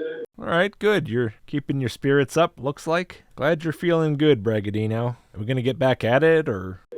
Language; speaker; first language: English; native; English